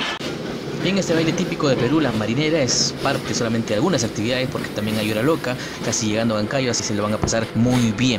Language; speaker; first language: Spanish; native; Spanish